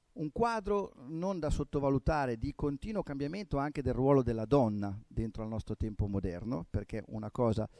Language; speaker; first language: Italian; native; Italian